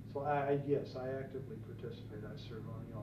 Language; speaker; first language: English; native; English